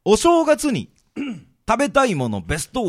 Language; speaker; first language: Japanese; native; Japanese